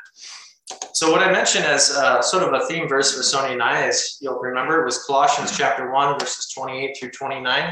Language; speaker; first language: English; native; English